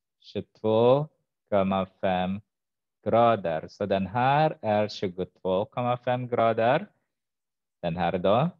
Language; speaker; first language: Swedish; non-native, fluent; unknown